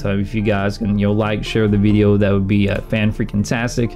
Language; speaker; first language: English; native; English